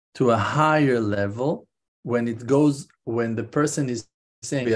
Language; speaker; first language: English; non-native, fluent; Hebrew